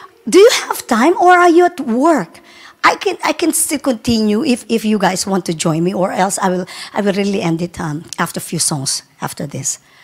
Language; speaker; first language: English; non-native, local second language; Filipino